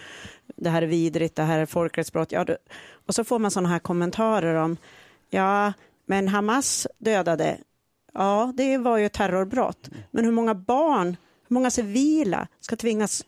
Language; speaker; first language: Swedish; native; Swedish